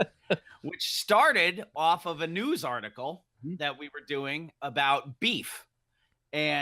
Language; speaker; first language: English; native; English